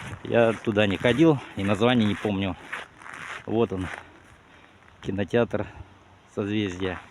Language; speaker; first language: Russian; native; Russian